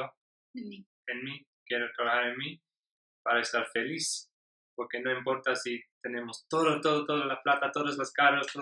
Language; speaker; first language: Spanish; non-native, learner; English